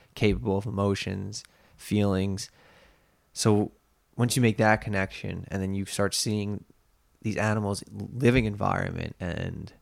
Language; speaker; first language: English; native; English